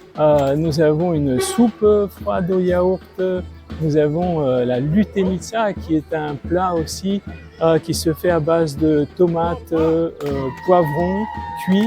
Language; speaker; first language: French; non-native, fluent; Bulgarian